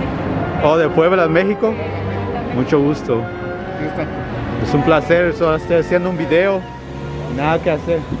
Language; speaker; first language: Spanish; non-native, local second language; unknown